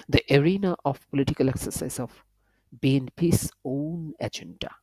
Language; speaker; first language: English; non-native, local second language; Bangla